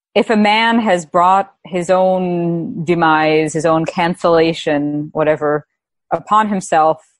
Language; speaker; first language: English; native; English